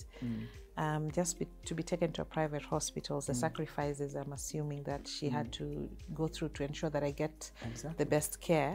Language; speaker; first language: English; non-native, local second language; Luyia